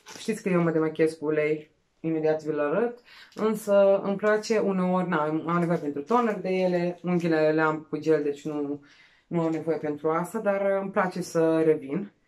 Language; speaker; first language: Romanian; non-native, local second language; Serbian